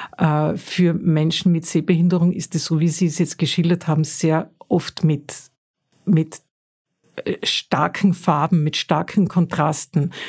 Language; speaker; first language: German; native; German